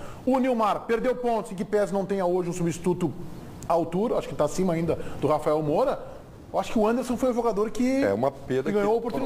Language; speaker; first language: Portuguese; native; Portuguese